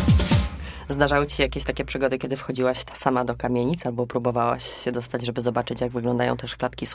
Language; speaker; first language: Polish; native; Polish